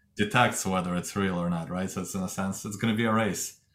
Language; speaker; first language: English; non-native, fluent; Russian